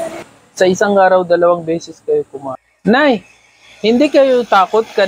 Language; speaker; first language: Filipino; non-native, learner; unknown